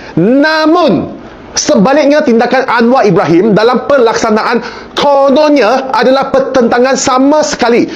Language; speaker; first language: Malay; non-native, local second language; Chinese